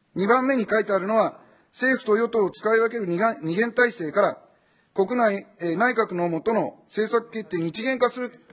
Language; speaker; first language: Japanese; native; Japanese